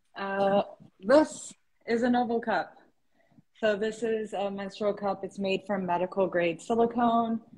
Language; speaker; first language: English; non-native, fluent; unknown